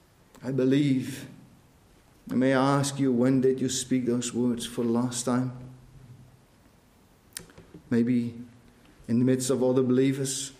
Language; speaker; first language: English; non-native, fluent; Dutch